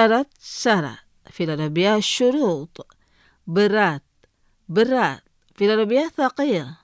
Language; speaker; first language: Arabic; non-native, fluent; Indonesian